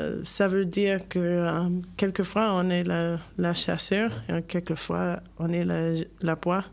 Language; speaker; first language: French; non-native, learner; English